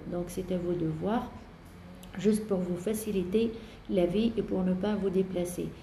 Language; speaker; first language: French; non-native, local second language; Arabic